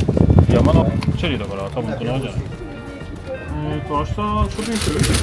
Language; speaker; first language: Japanese; non-native, learner; French